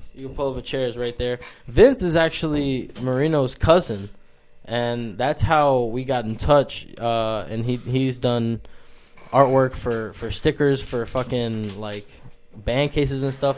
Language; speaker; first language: English; early bilingual, other home language; Spanish